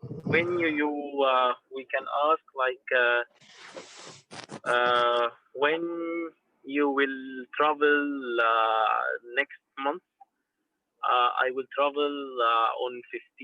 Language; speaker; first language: English; non-native, learner; Arabic